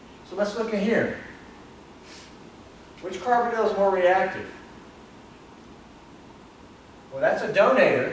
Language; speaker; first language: English; native; English